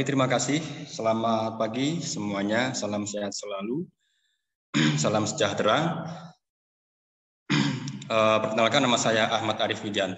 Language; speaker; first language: Indonesian; native; Indonesian